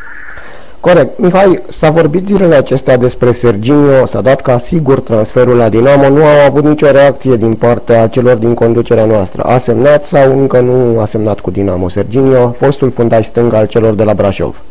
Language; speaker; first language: Romanian; native; Romanian